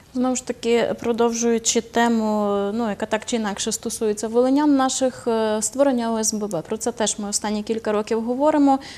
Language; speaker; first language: Ukrainian; native; Ukrainian